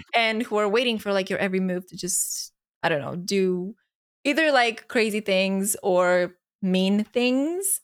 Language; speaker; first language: English; non-native, fluent; Romanian